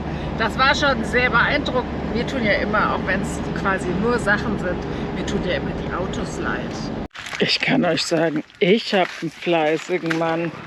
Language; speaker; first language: German; native; German